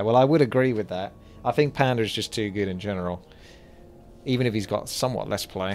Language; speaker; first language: English; native; English